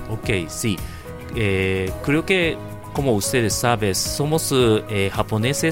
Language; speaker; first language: Spanish; non-native, learner; Japanese